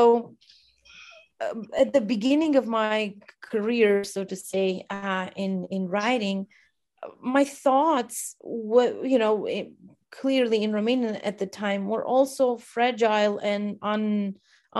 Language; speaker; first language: English; non-native, fluent; Romanian